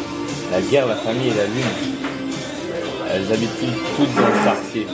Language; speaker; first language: French; native; French